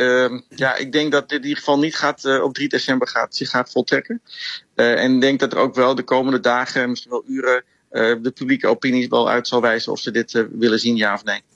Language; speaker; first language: Dutch; native; Dutch